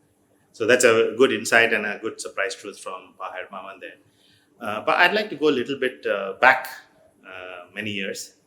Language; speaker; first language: English; non-native, fluent; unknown